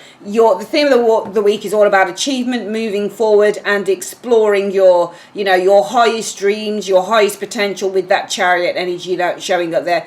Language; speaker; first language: English; native; English